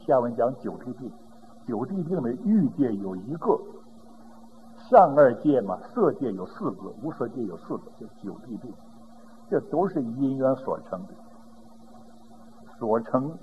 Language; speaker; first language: Chinese; native; Chinese